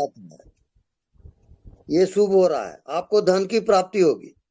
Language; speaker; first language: Hindi; native; Hindi